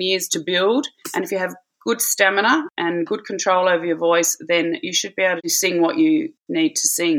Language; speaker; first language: English; native; English